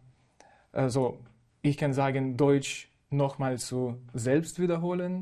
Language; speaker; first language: German; non-native, fluent; Ukrainian